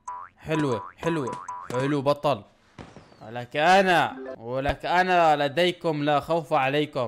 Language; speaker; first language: Arabic; native; Arabic